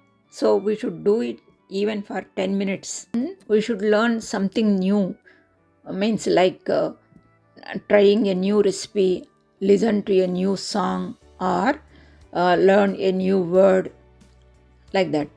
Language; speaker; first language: English; non-native, local second language; Telugu